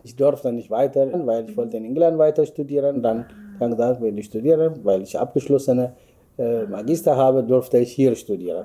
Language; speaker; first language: German; non-native, learner; Amharic